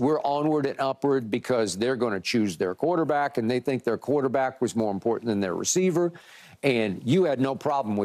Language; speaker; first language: English; native; English